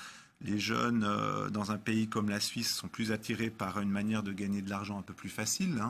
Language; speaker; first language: French; native; French